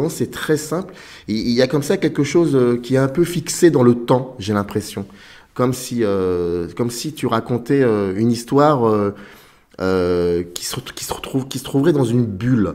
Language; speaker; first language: French; native; French